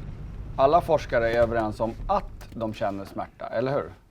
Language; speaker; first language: Swedish; native; Swedish